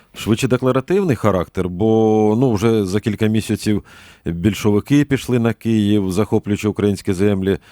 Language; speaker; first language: Ukrainian; native; Ukrainian